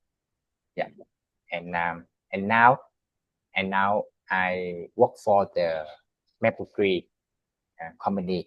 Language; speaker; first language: English; non-native, learner; Vietnamese